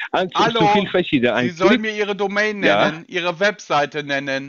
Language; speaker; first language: German; native; German